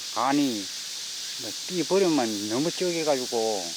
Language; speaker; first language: Korean; native; Korean